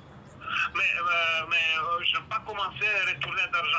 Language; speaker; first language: French; non-native, learner; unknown